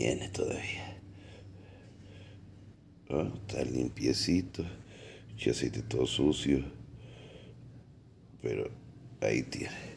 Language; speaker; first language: Spanish; native; Spanish